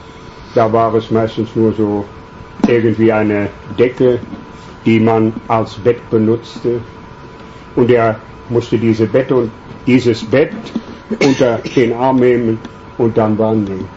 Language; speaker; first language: German; native; German